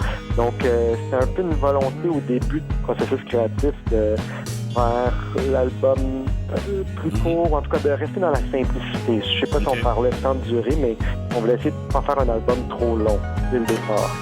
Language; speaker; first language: French; native; French